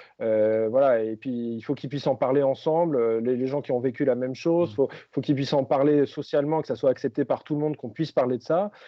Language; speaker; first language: French; native; French